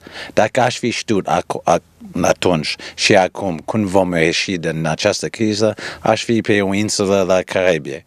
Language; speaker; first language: Romanian; early bilingual, heritage; Romanian